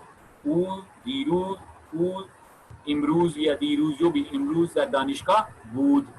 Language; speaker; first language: Persian; non-native, fluent; Urdu